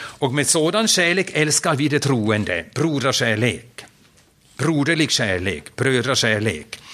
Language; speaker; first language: Swedish; non-native, fluent; German